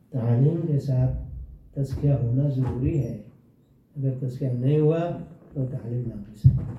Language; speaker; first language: Urdu; native; Urdu